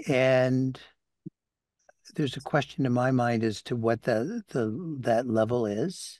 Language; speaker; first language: English; native; English